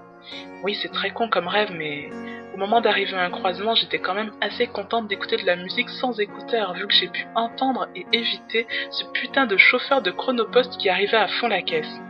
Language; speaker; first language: French; native; French